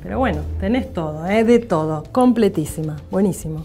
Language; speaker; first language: Spanish; native; Spanish